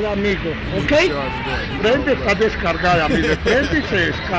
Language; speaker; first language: Spanish; native; Spanish